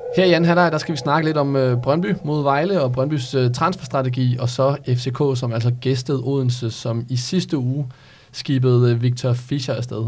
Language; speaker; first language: Danish; early bilingual, other home language; Serbian